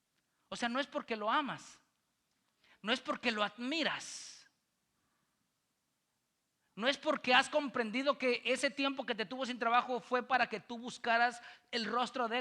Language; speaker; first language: Spanish; native; Spanish